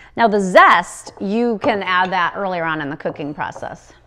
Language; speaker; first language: English; native; English